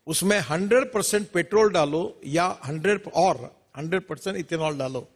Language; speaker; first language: Hindi; non-native, local second language; Marathi